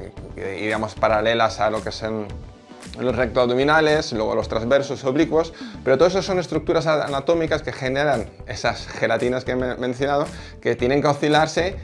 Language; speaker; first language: Spanish; native; Spanish